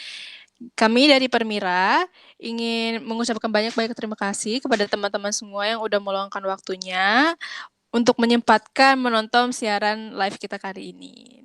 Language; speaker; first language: Indonesian; native; Indonesian